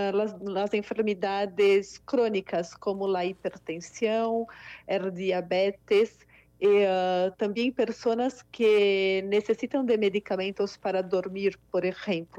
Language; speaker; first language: Spanish; non-native, fluent; Portuguese